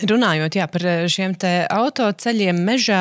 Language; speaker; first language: Latvian; native; Latvian